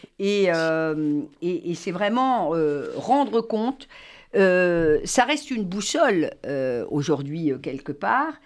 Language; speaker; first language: French; native; French